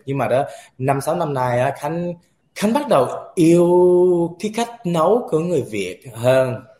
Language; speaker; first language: Vietnamese; early bilingual, heritage; Vietnamese